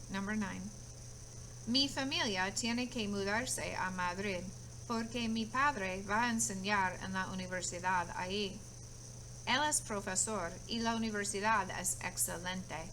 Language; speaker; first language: Spanish; non-native, fluent; English